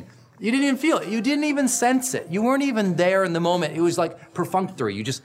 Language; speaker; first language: English; native; English